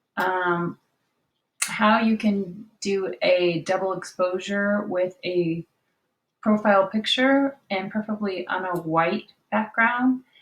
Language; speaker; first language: English; native; English